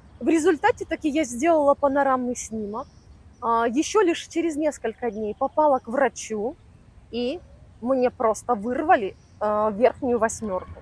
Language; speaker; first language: Russian; native; Russian